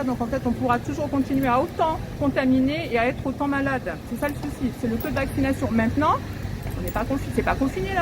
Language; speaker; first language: French; native; French